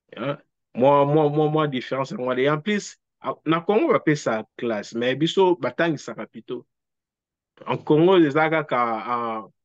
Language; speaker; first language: French; non-native, local second language; Lingala